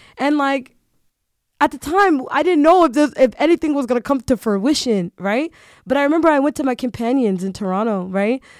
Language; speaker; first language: English; early bilingual, other home language; Somali